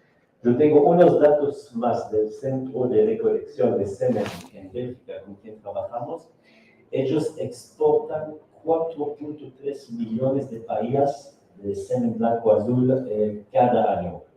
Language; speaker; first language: Spanish; non-native, fluent; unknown